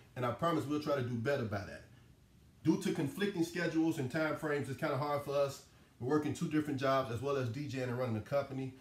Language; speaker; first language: English; native; English